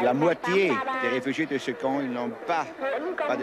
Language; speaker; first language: French; non-native, fluent; Swiss German